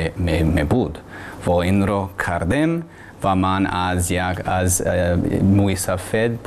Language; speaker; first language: Persian; non-native, fluent; English